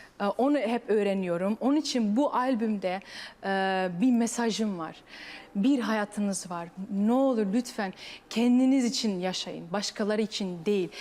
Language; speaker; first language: Turkish; early bilingual, heritage; Turkish